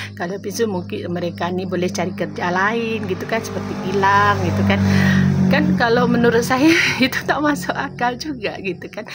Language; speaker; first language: Malay; non-native, local second language; Minangkabau